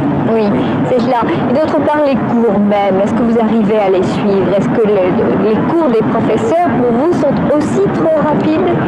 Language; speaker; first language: French; native; French